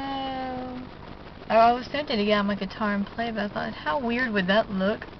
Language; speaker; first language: English; native; English